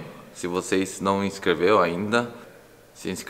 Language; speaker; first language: Portuguese; non-native, learner; Korean